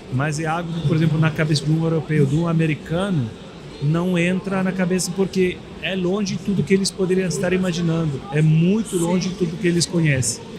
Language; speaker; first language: Portuguese; non-native, fluent; Italian